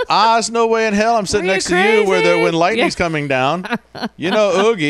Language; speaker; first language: English; native; English